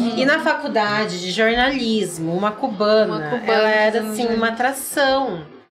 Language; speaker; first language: Portuguese; native; Portuguese